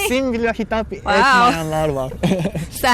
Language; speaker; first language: Turkish; non-native, learner; Japanese